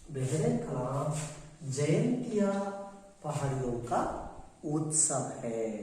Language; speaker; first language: Hindi; non-native, local second language; Kannada